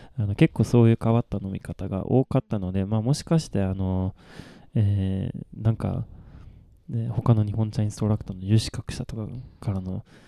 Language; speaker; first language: Japanese; non-native, fluent; Swedish